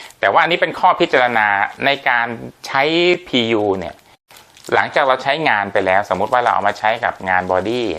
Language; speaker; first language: Thai; native; Thai